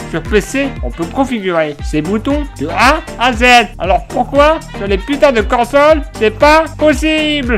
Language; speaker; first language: French; native; French